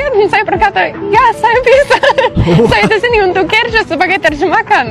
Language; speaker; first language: Indonesian; non-native, learner; English